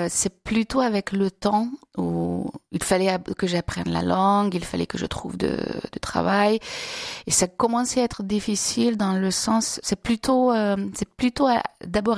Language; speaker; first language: French; non-native, fluent; Hungarian